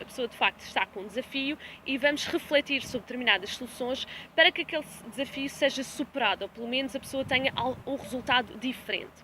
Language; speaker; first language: Portuguese; native; Portuguese